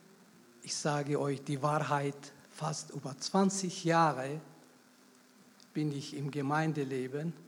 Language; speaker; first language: German; non-native, fluent; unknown